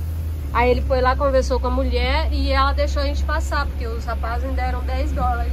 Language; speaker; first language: Spanish; non-native, learner; Portuguese